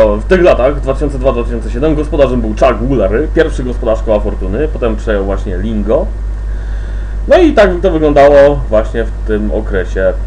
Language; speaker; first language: Polish; native; Polish